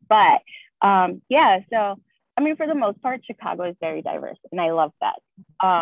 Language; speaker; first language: English; early bilingual, other home language; Spanish